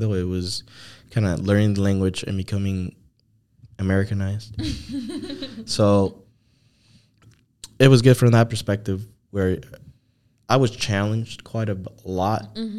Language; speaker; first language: English; non-native, fluent; Spanish